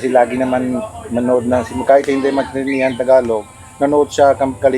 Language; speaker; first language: Filipino; non-native, learner; Punjabi